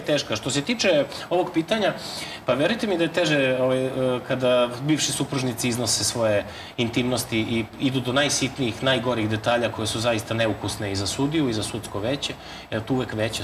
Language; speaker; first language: Serbian; native; Serbian